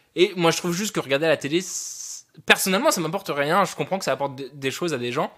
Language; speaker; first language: French; native; French